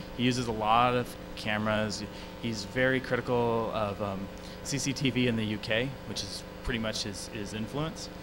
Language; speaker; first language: English; native; English